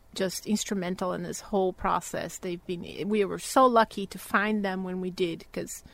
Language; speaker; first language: English; non-native, fluent; Portuguese